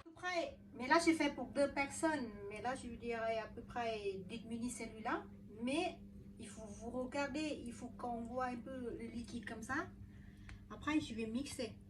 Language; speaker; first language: French; non-native, learner; Thai